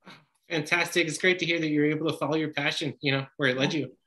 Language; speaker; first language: English; native; English